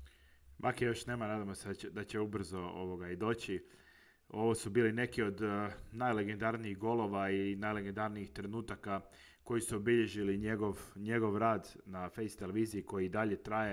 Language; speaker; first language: Croatian; native; Croatian